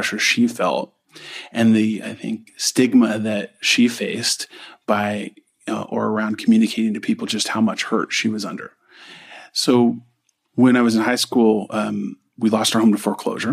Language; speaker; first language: English; native; English